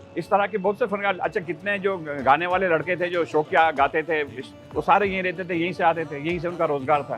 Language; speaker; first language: Urdu; native; Urdu